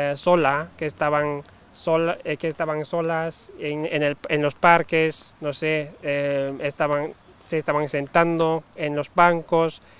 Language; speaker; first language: Spanish; non-native, fluent; Turkish